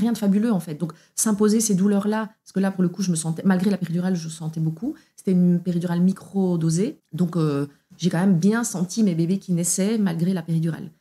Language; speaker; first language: French; native; French